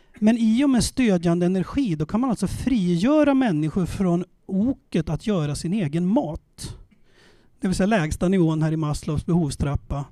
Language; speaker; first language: Swedish; native; Swedish